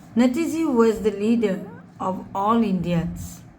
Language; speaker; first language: English; non-native, local second language; Assamese